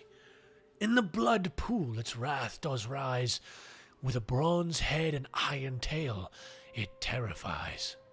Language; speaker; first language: English; native; English